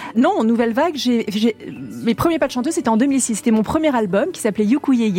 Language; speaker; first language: French; native; French